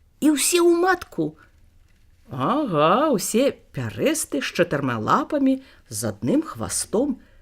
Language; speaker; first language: Belarusian; native; Belarusian